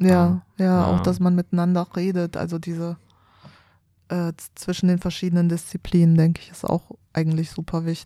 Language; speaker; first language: German; native; German